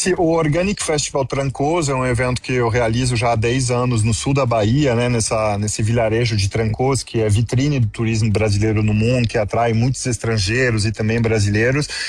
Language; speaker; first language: Portuguese; non-native, fluent; French